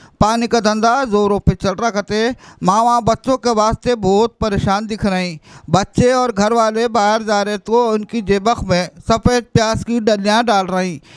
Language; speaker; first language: Hindi; non-native, local second language; Urdu